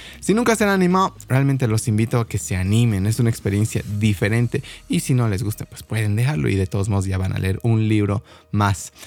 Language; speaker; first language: Spanish; native; Spanish